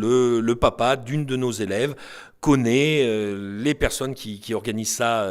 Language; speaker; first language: French; native; French